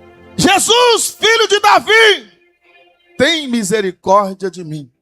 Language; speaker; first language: Portuguese; native; Portuguese